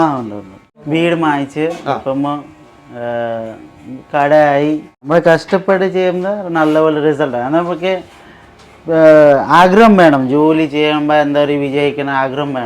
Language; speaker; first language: Malayalam; non-native, local second language; Bangla